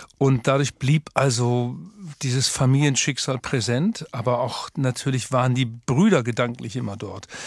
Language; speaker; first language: German; native; German